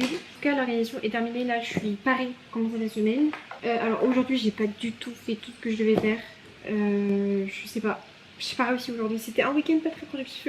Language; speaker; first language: French; native; French